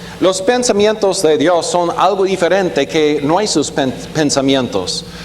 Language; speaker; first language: Spanish; non-native, fluent; German